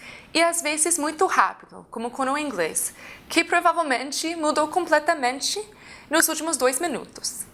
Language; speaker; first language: Portuguese; non-native, fluent; English